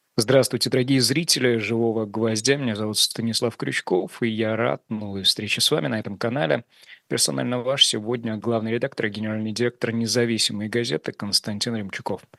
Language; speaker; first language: Russian; native; Russian